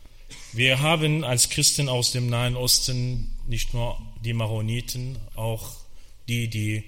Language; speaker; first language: German; non-native, fluent; Arabic